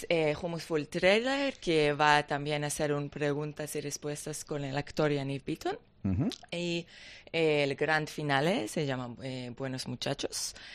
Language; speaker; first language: Spanish; non-native, learner; Hebrew